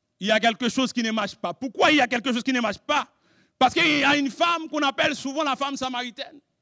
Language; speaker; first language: French; non-native, local second language; Haitian Creole